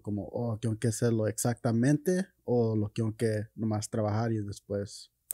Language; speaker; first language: Spanish; early bilingual, heritage; Spanish